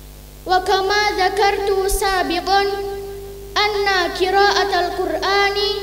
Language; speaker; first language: Arabic; non-native, learner; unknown